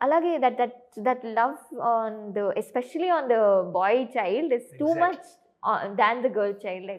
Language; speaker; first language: Telugu; non-native, fluent; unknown